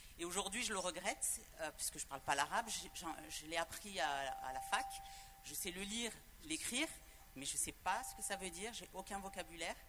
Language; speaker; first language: French; native; French